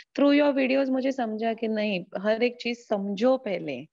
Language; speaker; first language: Hindi; non-native, local second language; Marathi